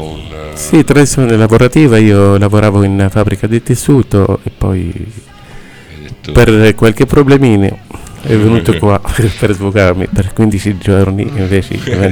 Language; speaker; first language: Italian; non-native, learner; Arabic